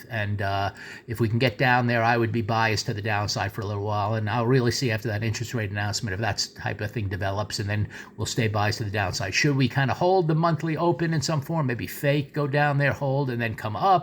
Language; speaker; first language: English; native; English